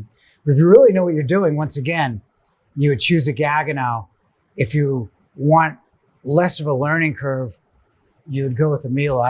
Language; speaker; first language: English; native; English